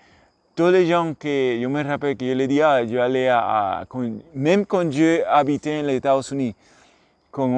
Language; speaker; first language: French; non-native, learner; English